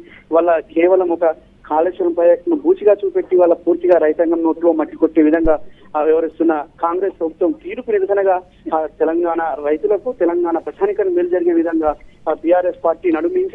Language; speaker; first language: Telugu; native; Telugu